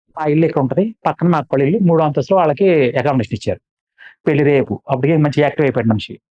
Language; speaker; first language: Telugu; non-native, local second language; Malayalam